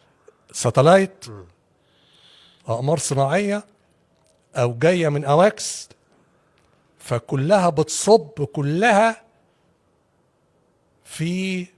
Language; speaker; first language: Arabic; native; Arabic